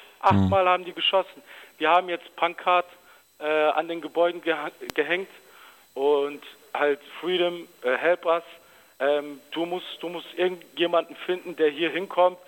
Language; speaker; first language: German; early bilingual, other home language; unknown